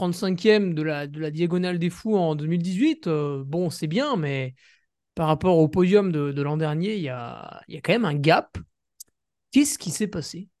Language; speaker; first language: French; native; French